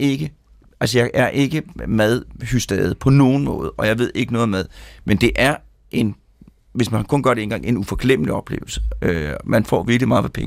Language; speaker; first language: Danish; native; Danish